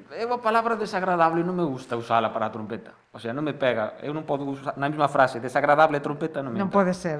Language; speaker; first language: Galician; native; Galician